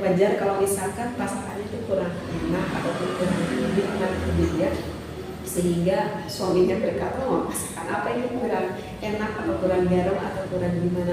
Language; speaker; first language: Indonesian; native; Indonesian